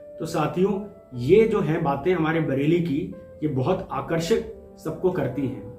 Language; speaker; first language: Hindi; native; Hindi